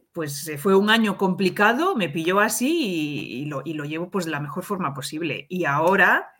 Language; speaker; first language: Spanish; native; Spanish